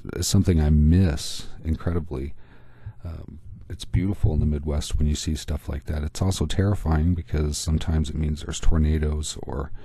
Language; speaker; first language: English; native; English